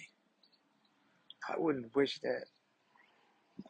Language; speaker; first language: English; native; English